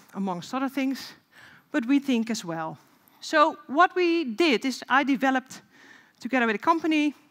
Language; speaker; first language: English; non-native, fluent; Dutch